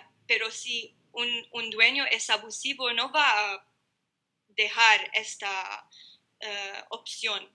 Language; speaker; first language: Spanish; non-native, learner; Arabic